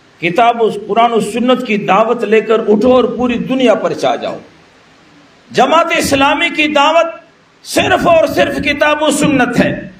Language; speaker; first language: Urdu; non-native, local second language; Pashto